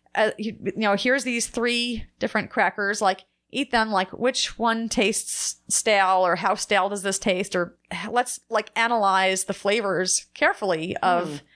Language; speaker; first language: English; native; English